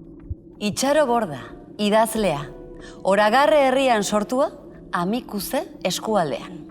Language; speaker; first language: Basque; native; Basque